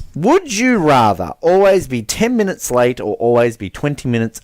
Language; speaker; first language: English; native; English